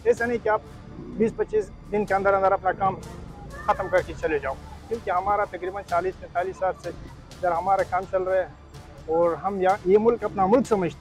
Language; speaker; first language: Hindi; non-native, local second language; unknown